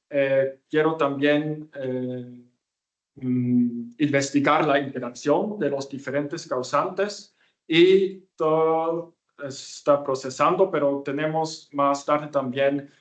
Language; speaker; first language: Spanish; non-native, fluent; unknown